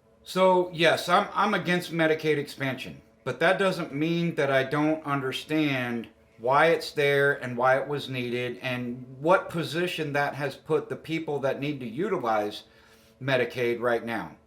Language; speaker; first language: English; native; English